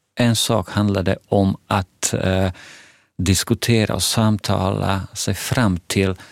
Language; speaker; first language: Swedish; non-native, fluent; Bosnian